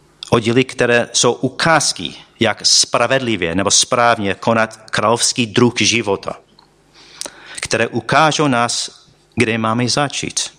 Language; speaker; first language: Czech; non-native, fluent; English